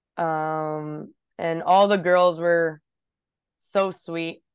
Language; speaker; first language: English; early bilingual, other home language; Japanese